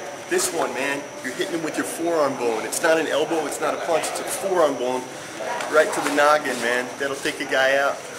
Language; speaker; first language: English; native; English